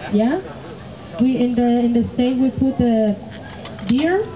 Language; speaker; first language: English; non-native, learner; Spanish